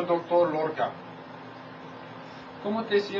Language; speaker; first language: Spanish; non-native, learner; English